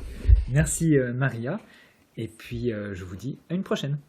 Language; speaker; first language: French; native; French